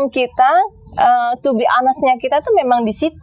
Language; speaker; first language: Indonesian; native; Indonesian